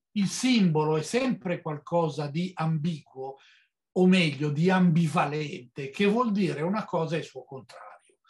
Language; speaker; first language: Italian; native; Italian